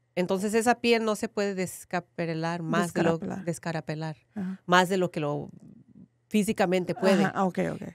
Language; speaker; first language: Spanish; early bilingual, heritage; Spanish